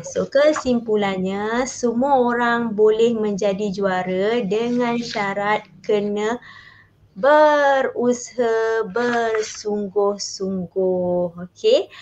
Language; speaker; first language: Malay; native; Malay